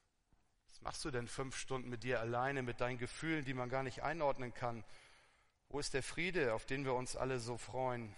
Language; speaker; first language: German; native; German